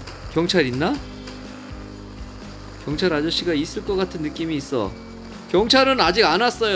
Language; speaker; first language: Korean; native; Korean